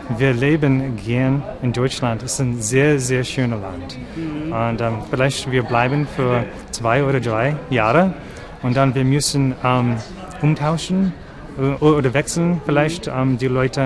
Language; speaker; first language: German; non-native, learner; English